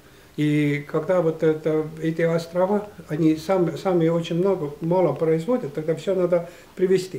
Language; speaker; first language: Russian; non-native, fluent; Estonian